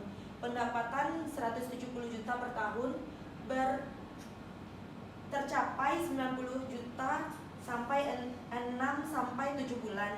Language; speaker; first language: Indonesian; native; Indonesian